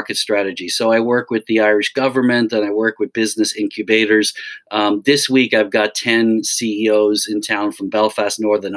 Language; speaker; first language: English; native; English